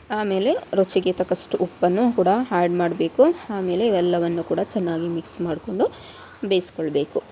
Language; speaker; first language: Kannada; non-native, local second language; Kodava